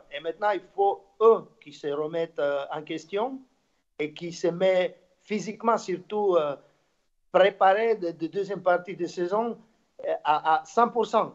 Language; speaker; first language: French; non-native, fluent; Slovak